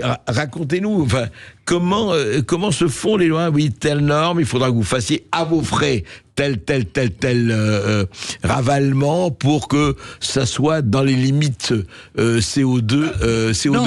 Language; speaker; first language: French; native; French